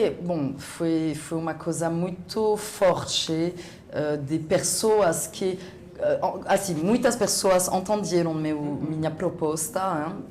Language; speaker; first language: Portuguese; non-native, fluent; French